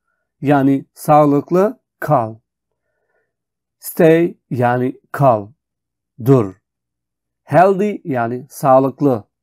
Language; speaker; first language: Turkish; non-native, fluent; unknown